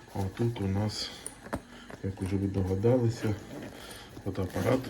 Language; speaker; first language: Ukrainian; native; Ukrainian